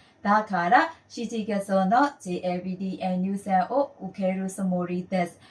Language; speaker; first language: Japanese; non-native, learner; Burmese